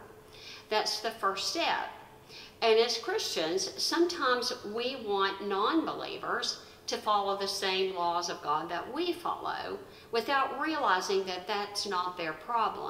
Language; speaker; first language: English; native; English